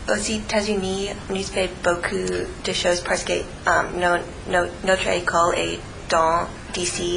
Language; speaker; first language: French; non-native, learner; English